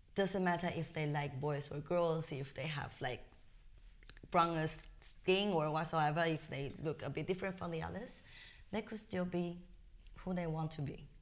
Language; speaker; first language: English; non-native, fluent; Chinese